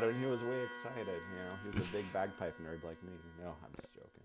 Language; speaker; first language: English; native; English